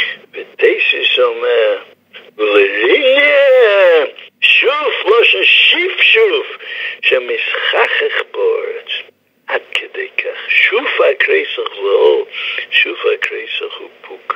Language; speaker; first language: Hebrew; non-native, fluent; English